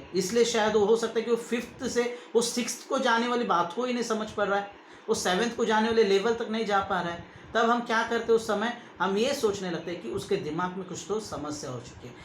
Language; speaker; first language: Hindi; non-native, local second language; Kannada